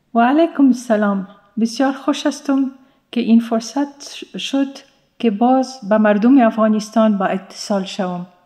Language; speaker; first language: Persian; non-native, fluent; Arabic